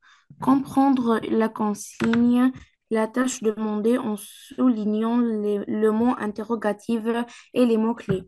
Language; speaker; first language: French; non-native, learner; Arabic